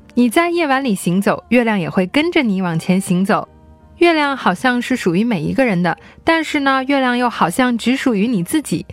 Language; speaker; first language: Chinese; native; Chinese